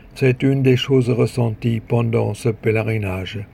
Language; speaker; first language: French; native; French